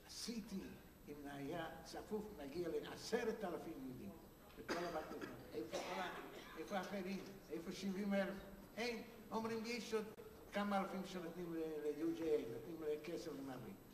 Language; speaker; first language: Hebrew; non-native, fluent; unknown